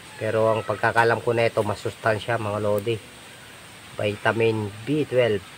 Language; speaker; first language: Filipino; non-native, local second language; Iloko